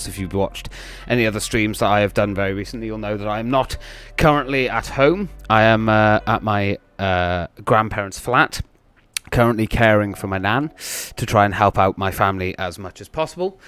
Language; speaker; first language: English; native; English